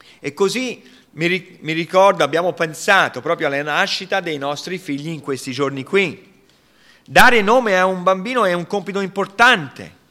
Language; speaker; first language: Italian; non-native, fluent; English